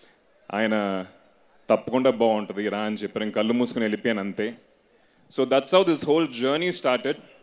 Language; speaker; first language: Telugu; native; Telugu